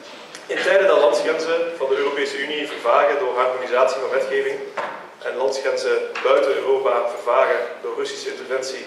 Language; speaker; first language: Dutch; native; Dutch